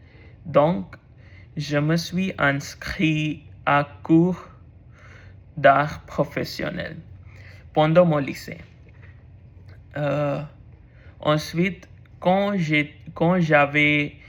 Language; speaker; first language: French; non-native, learner; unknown